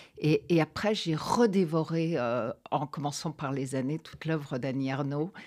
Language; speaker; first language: French; native; French